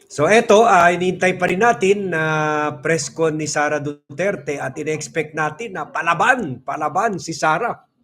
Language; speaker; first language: Filipino; non-native, local second language; Cebuano